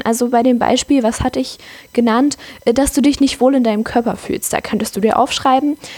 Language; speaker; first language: German; native; German